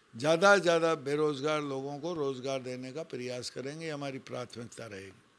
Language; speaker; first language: Hindi; native; Hindi